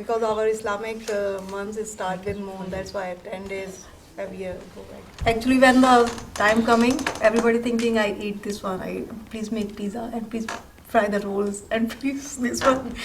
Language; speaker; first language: English; non-native, learner; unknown